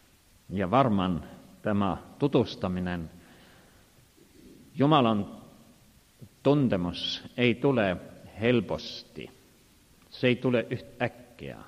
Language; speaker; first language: Finnish; non-native, fluent; Estonian